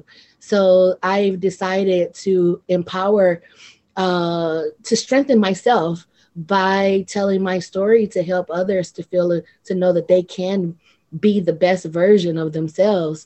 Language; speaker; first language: English; native; English